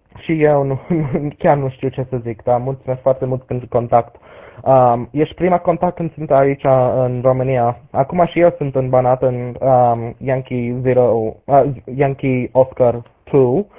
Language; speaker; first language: Romanian; early bilingual, heritage; English